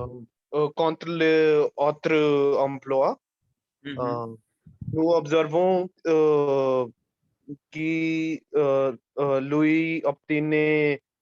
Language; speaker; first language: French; non-native, learner; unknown